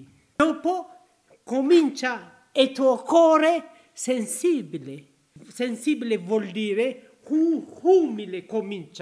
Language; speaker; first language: Italian; non-native, learner; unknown